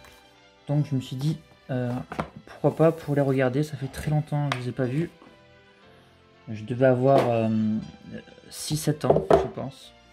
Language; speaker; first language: French; native; French